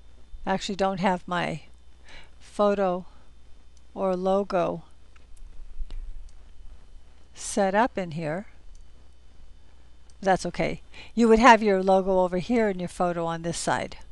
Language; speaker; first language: English; native; English